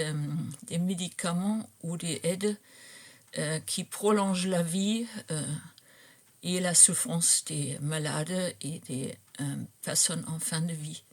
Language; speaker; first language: French; non-native, fluent; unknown